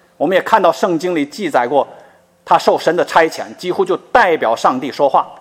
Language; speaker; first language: Chinese; native; Chinese